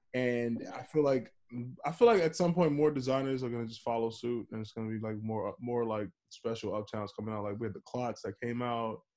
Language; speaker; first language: English; native; English